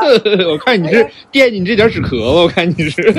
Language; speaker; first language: Chinese; native; Chinese